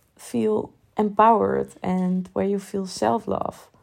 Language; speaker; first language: English; non-native, fluent; Dutch